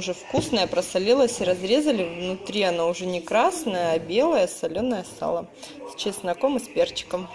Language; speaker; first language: Russian; native; Russian